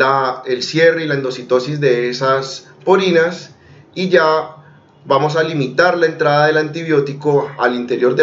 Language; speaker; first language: Spanish; native; Spanish